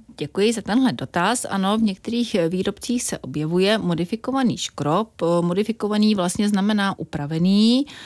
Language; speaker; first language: Czech; native; Czech